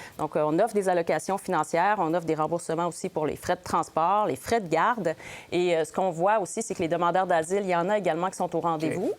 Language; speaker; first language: French; native; French